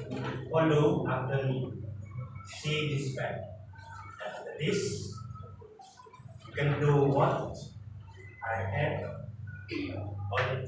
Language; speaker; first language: English; non-native, learner; Indonesian